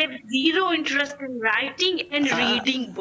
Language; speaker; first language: English; non-native, learner; Urdu